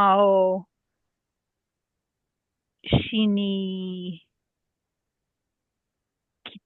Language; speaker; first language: Japanese; non-native, learner; English